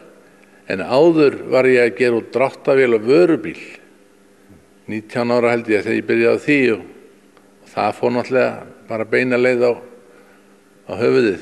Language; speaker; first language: Icelandic; native; Icelandic